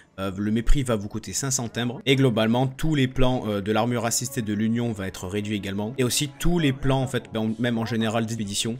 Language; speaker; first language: French; native; French